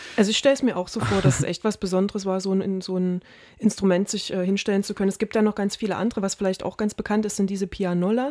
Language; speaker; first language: German; native; German